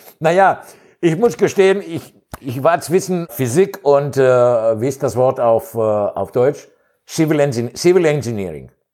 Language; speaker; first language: German; non-native, fluent; Greek